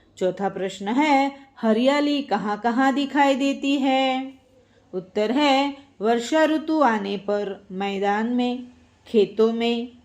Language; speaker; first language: Hindi; non-native, local second language; Gujarati